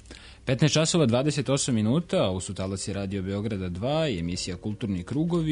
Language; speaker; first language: Serbian; native; Serbian